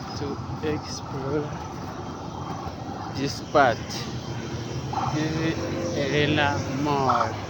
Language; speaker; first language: English; non-native, learner; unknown